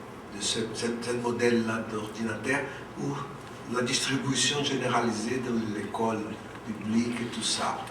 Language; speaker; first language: French; non-native, local second language; Portuguese